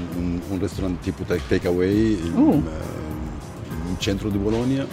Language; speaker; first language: Italian; non-native, fluent; Arabic